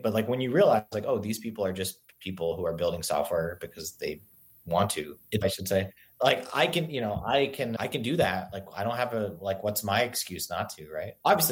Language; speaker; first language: English; native; English